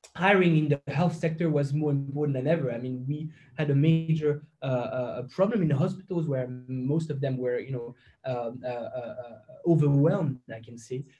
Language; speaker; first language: English; non-native, fluent; French